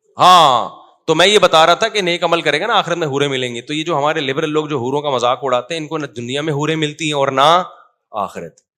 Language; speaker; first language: Urdu; native; Urdu